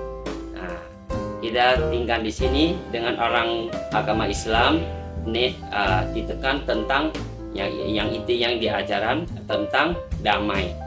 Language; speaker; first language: Indonesian; non-native, learner; Thai